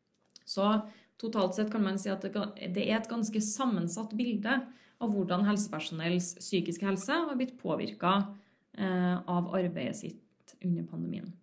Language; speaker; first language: Norwegian; native; Norwegian